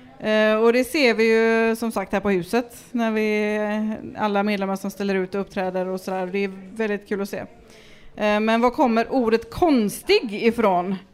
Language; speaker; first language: Swedish; native; Swedish